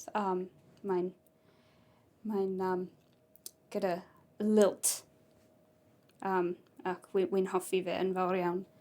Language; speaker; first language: Welsh; non-native, learner; English